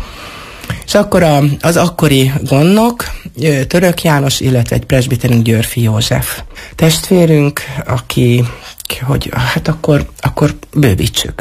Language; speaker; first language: Hungarian; native; Hungarian